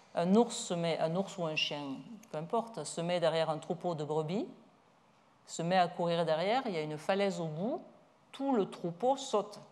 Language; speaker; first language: French; native; French